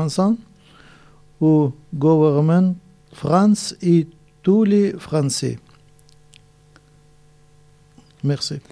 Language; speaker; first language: French; non-native, learner; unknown